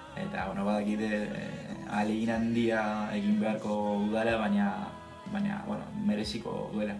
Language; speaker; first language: Basque; non-native, fluent; Spanish